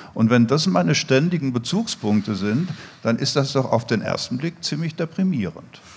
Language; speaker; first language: German; native; German